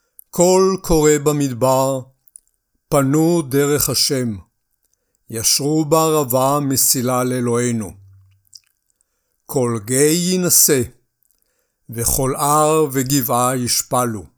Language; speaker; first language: Hebrew; native; Hebrew